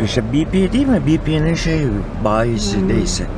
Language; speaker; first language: Turkish; native; Turkish